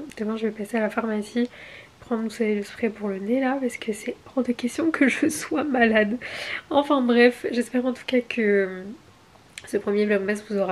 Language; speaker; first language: French; native; French